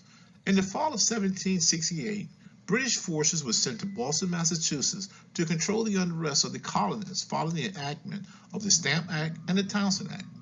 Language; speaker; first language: English; native; English